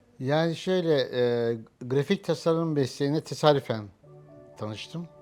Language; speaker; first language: Turkish; native; Turkish